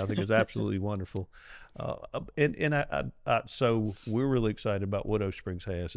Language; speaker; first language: English; native; English